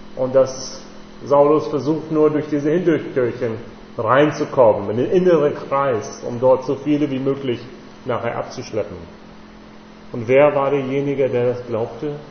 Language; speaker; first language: German; non-native, fluent; English